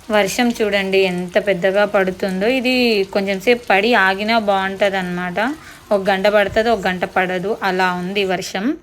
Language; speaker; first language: Telugu; non-native, local second language; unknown